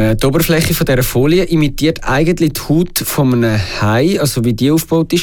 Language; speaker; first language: German; native; German